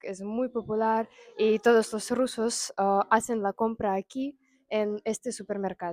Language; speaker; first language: Spanish; non-native, fluent; Russian